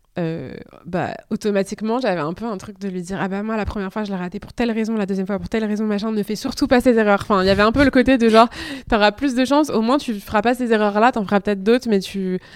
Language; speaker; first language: French; native; French